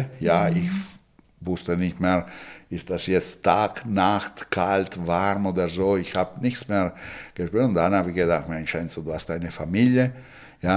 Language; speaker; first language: German; non-native, fluent; Italian